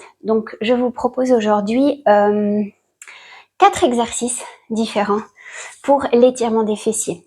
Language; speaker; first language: French; native; French